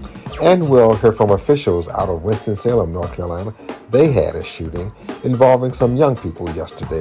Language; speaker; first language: English; native; English